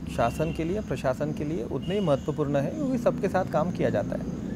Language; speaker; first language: Hindi; non-native, local second language; Marathi